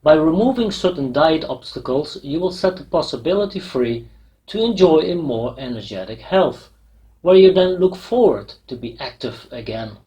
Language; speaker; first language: English; non-native, fluent; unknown